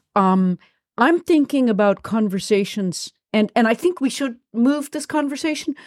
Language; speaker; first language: English; non-native, fluent; German